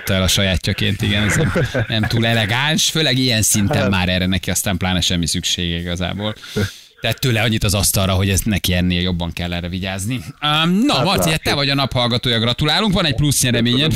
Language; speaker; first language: Hungarian; native; Hungarian